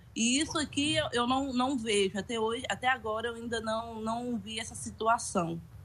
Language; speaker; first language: Portuguese; native; Portuguese